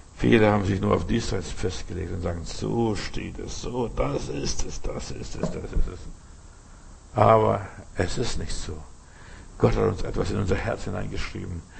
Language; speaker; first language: German; early bilingual, other home language; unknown